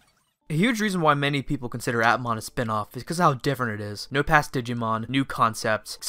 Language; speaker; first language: English; native; English